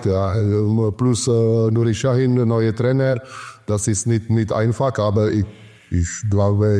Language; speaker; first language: German; non-native, learner; Czech